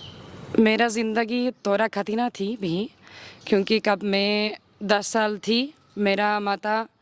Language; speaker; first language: Hindi; non-native, learner; Spanish